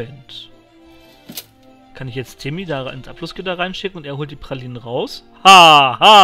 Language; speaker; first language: German; native; German